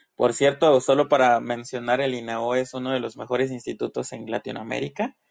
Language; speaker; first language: Spanish; native; Spanish